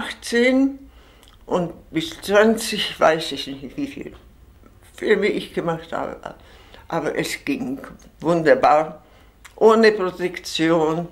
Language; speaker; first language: German; non-native, fluent; Czech